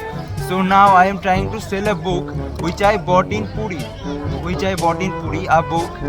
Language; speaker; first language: English; non-native, learner; Bangla